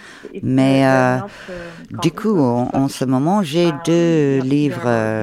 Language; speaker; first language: French; non-native, fluent; Ukrainian